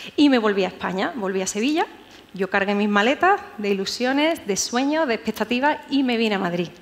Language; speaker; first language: Spanish; native; Spanish